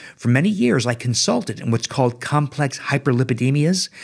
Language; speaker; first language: English; native; English